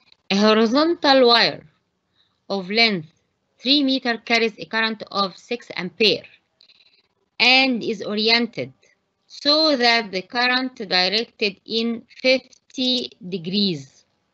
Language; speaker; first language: English; non-native, fluent; Arabic